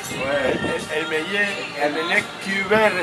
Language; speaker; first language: French; non-native, learner; Spanish